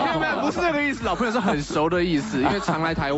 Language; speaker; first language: Chinese; native; Chinese